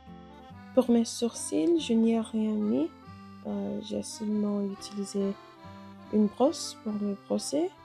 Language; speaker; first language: French; non-native, learner; English